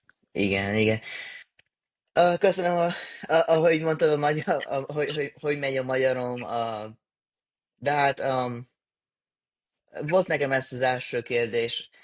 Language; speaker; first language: Hungarian; early bilingual, heritage; English